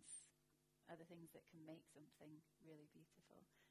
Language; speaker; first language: English; native; English